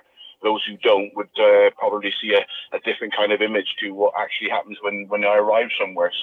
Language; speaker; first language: English; native; English